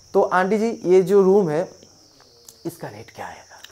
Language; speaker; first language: Hindi; non-native, local second language; Bangla